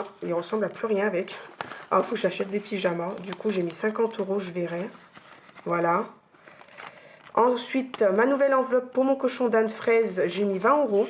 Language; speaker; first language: French; native; French